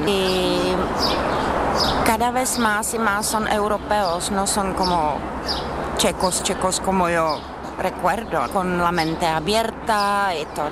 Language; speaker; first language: Spanish; non-native, fluent; Czech